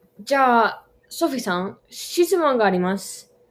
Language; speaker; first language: Japanese; non-native, learner; English